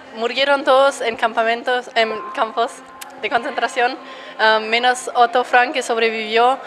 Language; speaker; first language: Spanish; non-native, fluent; German